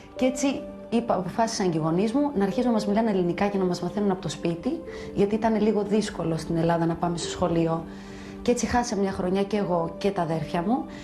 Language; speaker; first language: Greek; early bilingual, other home language; Albanian